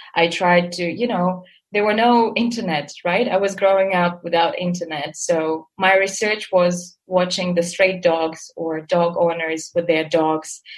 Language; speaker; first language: English; non-native, fluent; Russian